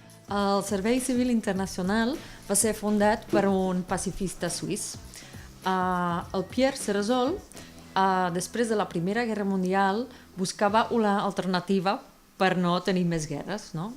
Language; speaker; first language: Catalan; non-native, fluent; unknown